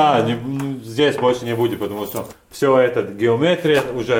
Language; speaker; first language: Russian; non-native, learner; Latvian